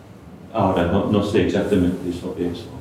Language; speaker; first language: Spanish; non-native, fluent; English